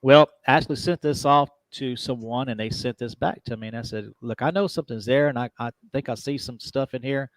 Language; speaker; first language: English; native; English